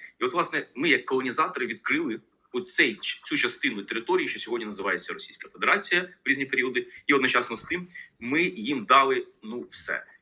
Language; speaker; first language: Ukrainian; native; Ukrainian